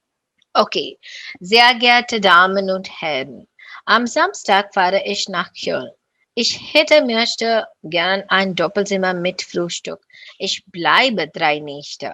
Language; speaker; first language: German; non-native, learner; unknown